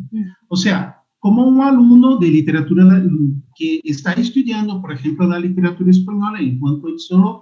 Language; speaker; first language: Spanish; non-native, fluent; Portuguese